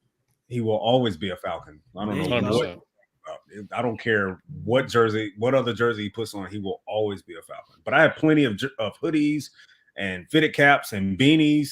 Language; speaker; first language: English; native; English